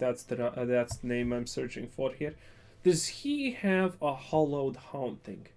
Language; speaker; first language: English; non-native, fluent; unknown